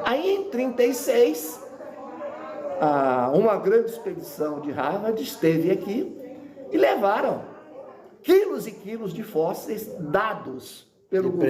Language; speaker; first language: Portuguese; native; Portuguese